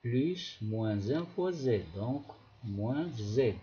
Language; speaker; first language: French; non-native, local second language; Arabic